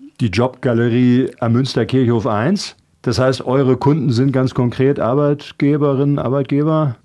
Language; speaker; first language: German; native; German